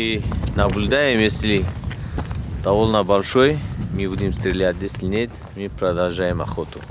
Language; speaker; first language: Russian; non-native, local second language; Tajik